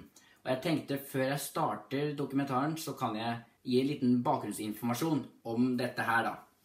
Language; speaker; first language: Norwegian; native; Norwegian